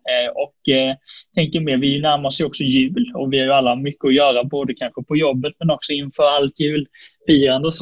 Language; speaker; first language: Swedish; native; Swedish